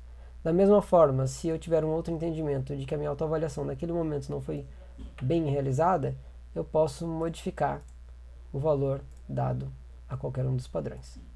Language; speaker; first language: Portuguese; native; Portuguese